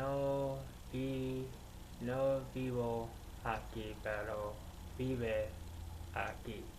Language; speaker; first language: Spanish; non-native, learner; English